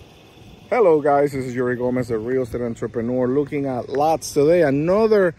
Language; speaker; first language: English; non-native, fluent; Spanish